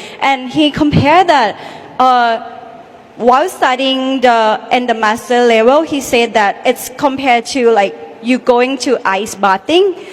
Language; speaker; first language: English; non-native, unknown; Thai